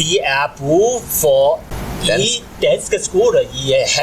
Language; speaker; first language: Danish; non-native, learner; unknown